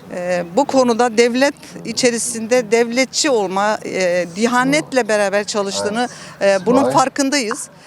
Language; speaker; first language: Turkish; native; Turkish